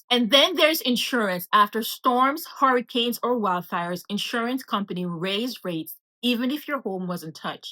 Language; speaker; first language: English; native; English